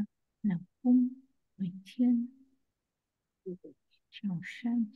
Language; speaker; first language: Chinese; non-native, fluent; Vietnamese